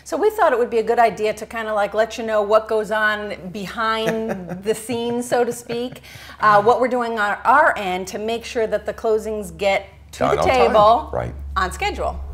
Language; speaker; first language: English; native; English